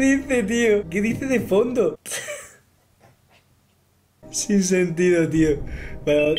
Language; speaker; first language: Spanish; native; Spanish